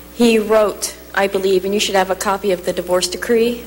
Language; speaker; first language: English; native; English